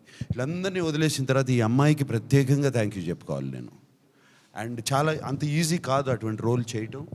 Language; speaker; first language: Telugu; native; Telugu